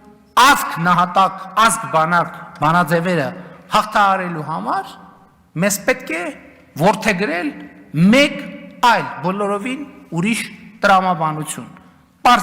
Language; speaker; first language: Armenian; native; Armenian